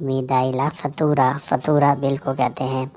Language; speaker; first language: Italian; non-native, learner; Urdu